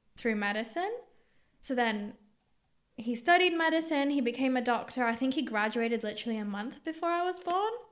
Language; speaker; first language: English; early bilingual, other home language; Greek